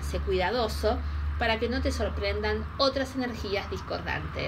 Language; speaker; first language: Spanish; native; Spanish